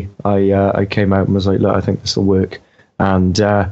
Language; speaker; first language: English; native; English